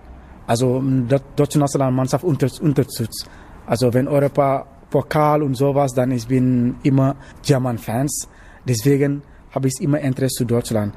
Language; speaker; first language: German; non-native, learner; Wolof